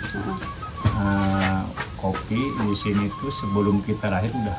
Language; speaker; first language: Indonesian; native; Indonesian